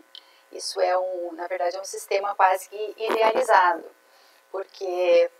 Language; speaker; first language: Portuguese; native; Portuguese